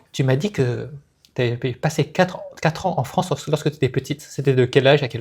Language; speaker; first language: French; native; French